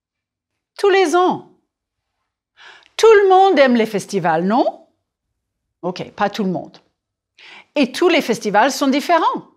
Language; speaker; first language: French; non-native, fluent; English